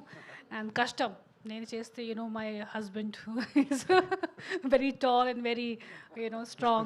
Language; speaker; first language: Telugu; non-native, fluent; Hindi